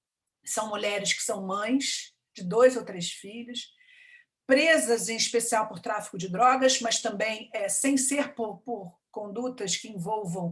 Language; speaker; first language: Portuguese; native; Portuguese